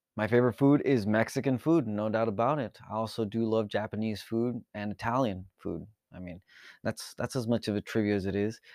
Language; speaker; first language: English; early bilingual, other home language; Spanish